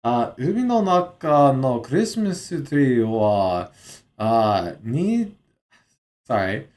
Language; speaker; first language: Japanese; non-native, learner; English